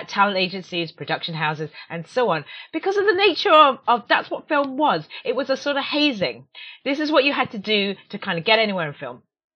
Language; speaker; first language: English; native; English